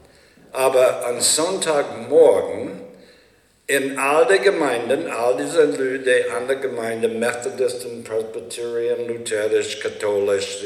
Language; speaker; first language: German; early bilingual, heritage; Low German